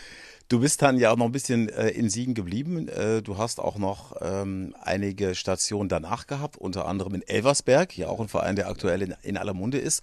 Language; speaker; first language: German; native; German